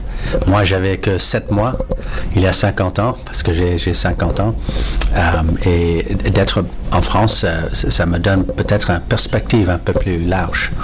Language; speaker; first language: French; non-native, fluent; English